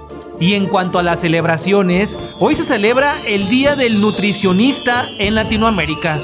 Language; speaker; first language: Spanish; native; Spanish